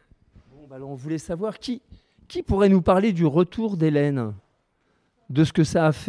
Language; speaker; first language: French; native; French